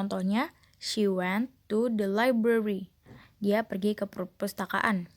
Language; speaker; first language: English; non-native, learner; Indonesian